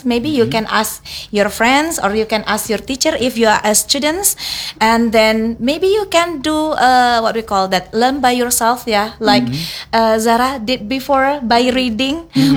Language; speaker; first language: English; non-native, fluent; Indonesian